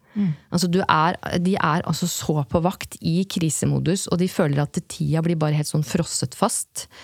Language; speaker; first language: Norwegian; native; Norwegian